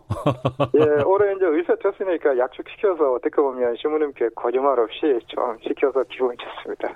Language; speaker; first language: Korean; non-native, fluent; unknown